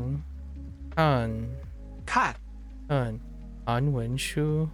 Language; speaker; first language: Chinese; non-native, learner; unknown